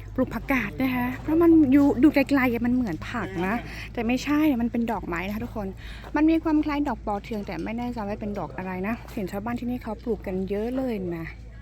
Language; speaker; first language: Thai; non-native, local second language; S'gaw Karen